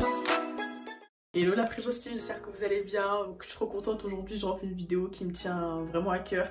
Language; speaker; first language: French; native; French